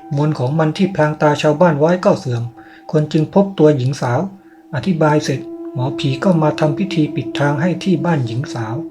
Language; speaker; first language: Thai; native; Thai